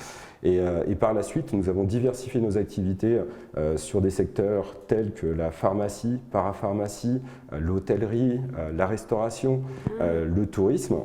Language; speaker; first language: French; native; French